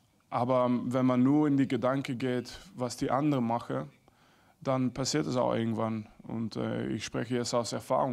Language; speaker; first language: German; non-native, fluent; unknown